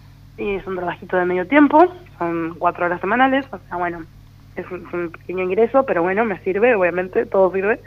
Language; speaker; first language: Spanish; native; Spanish